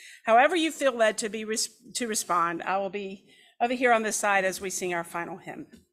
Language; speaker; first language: English; native; English